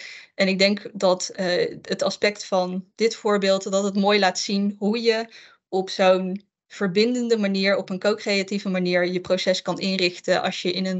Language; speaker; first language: Dutch; native; Dutch